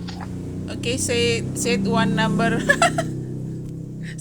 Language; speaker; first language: English; non-native, learner; Indonesian